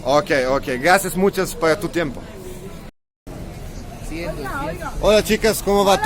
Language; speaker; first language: Spanish; non-native, learner; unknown